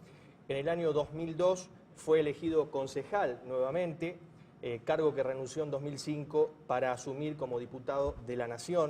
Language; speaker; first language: Spanish; native; Spanish